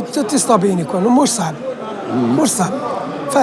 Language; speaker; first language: Italian; non-native, learner; Arabic